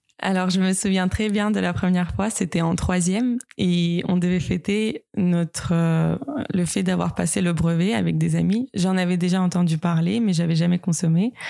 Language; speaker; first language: French; non-native, fluent; Russian